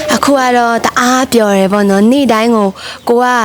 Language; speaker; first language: Burmese; native; Burmese